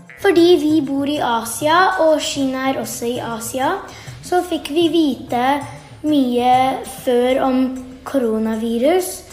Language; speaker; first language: Norwegian; early bilingual, heritage; Norwegian